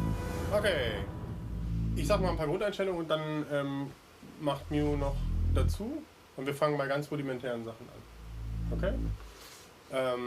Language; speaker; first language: German; native; German